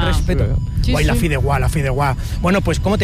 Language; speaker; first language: Spanish; native; Spanish